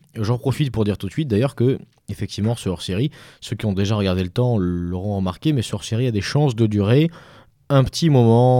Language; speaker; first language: French; native; French